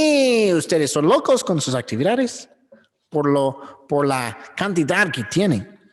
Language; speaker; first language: Spanish; non-native, learner; English